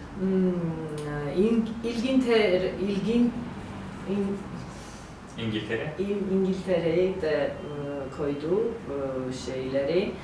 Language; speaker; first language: Turkish; non-native, learner; Georgian